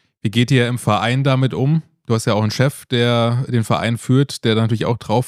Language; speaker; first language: German; native; German